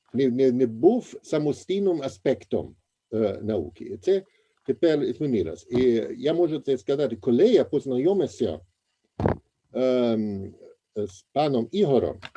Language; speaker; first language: Ukrainian; non-native, fluent; German